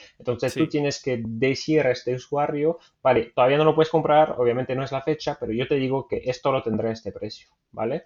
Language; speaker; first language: Spanish; non-native, fluent; French